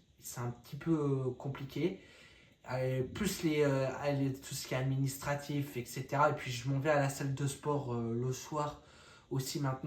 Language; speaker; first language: French; native; French